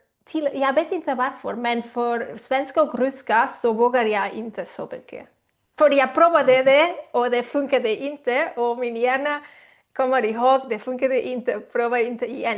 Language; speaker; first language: Swedish; non-native, learner; Spanish